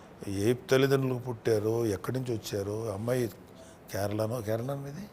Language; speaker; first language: Telugu; native; Telugu